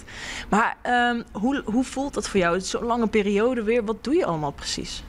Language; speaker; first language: Dutch; native; Dutch